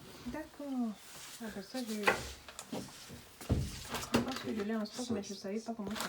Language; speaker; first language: French; native; French